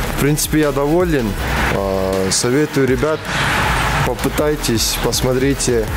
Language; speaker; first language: Russian; non-native, local second language; Kyrgyz